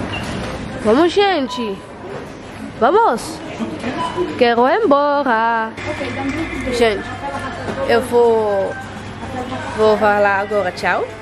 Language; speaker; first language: Portuguese; non-native, learner; Dutch